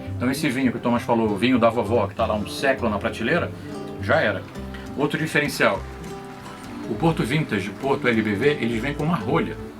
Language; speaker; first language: Portuguese; native; Portuguese